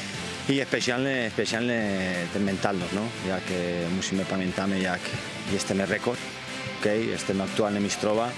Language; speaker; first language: Polish; non-native, learner; Spanish